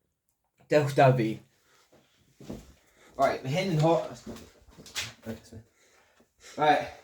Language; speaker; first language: Welsh; non-native, local second language; English